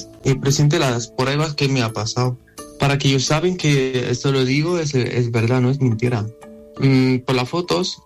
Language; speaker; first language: Spanish; non-native, learner; Arabic